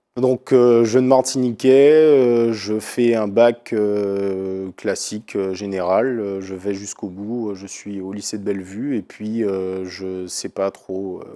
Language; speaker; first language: French; native; French